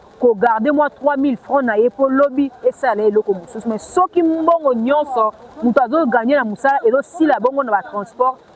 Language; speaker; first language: Lingala; native; Lingala